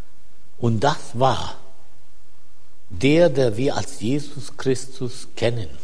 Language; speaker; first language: German; non-native, fluent; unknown